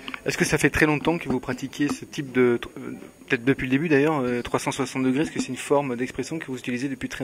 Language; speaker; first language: French; native; French